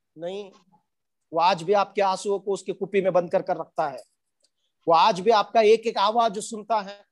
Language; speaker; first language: Hindi; non-native, local second language; Marathi